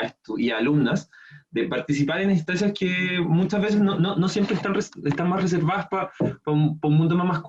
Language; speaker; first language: Spanish; native; Spanish